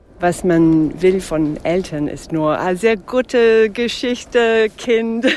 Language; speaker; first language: German; non-native, fluent; English